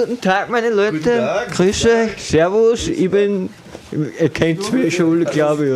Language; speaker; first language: German; native; German